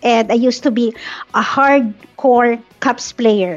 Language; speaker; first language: English; non-native, local second language; Filipino